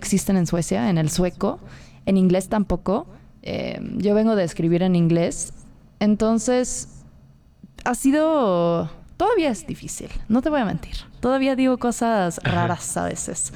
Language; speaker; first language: Spanish; non-native, fluent; Swedish